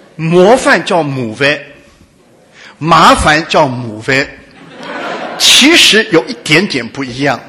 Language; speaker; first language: Chinese; non-native, local second language; Hakka Chinese